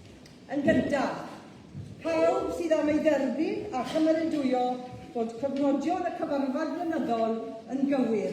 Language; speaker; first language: Welsh; native; Welsh